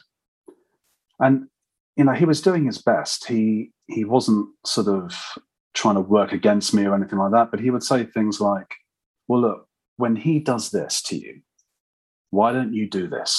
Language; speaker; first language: English; native; English